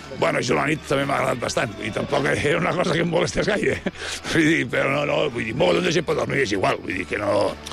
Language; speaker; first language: Catalan; native; Catalan